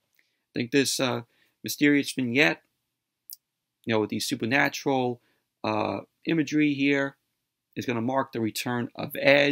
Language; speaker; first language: English; native; English